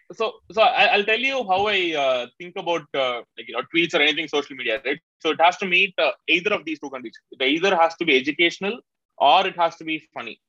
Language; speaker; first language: English; non-native, local second language; Tamil